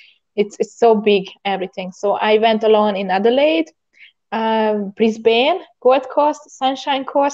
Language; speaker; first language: English; non-native, learner; Hungarian